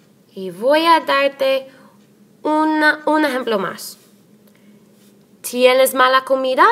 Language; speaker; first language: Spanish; non-native, fluent; English